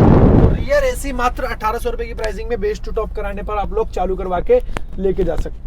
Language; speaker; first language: Hindi; native; Hindi